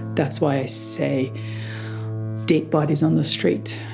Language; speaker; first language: English; non-native, fluent; Persian